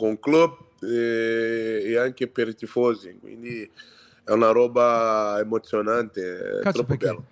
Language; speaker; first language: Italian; non-native, fluent; Portuguese